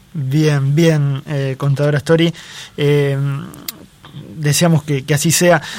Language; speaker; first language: Spanish; native; Spanish